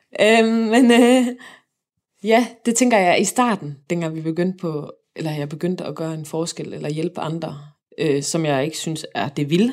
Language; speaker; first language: Danish; native; Danish